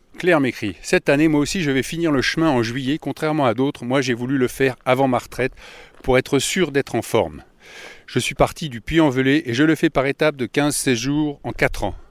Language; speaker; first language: French; native; French